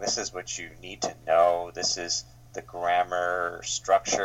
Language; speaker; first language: English; native; English